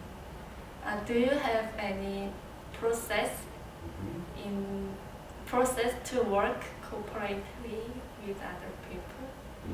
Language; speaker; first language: English; non-native, learner; Korean